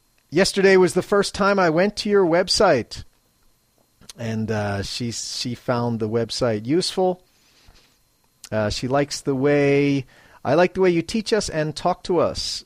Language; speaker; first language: English; native; English